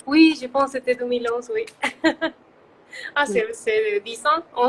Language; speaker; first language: French; non-native, fluent; Spanish